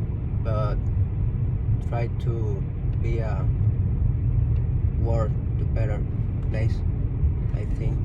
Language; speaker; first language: English; non-native, learner; Spanish